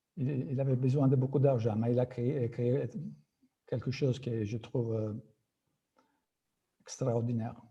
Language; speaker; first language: French; non-native, fluent; Italian